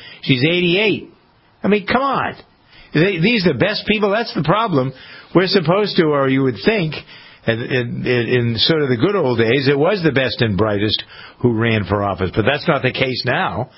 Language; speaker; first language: English; native; English